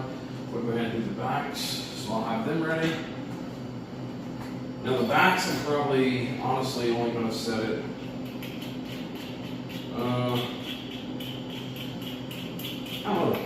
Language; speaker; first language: English; native; English